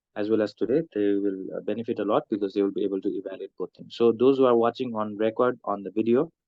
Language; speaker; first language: English; non-native, local second language; Nepali